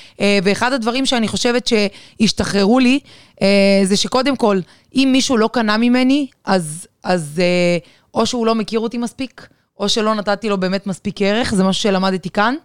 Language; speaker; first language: Hebrew; non-native, fluent; Russian